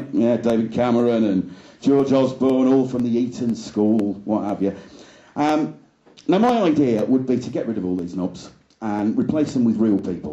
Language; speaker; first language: English; native; English